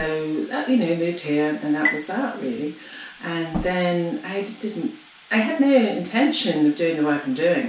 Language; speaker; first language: English; native; English